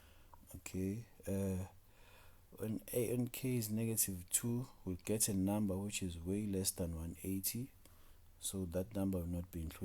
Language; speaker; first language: English; non-native, local second language; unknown